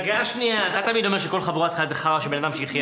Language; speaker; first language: Hebrew; native; Hebrew